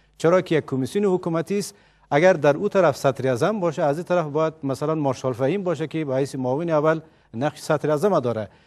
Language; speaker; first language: Persian; native; Persian